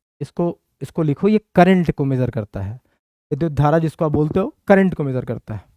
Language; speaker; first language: Hindi; native; Hindi